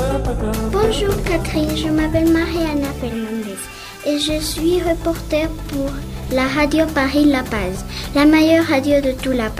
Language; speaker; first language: French; non-native, learner; Spanish